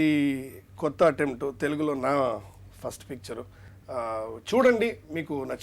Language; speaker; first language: Telugu; non-native, learner; Kannada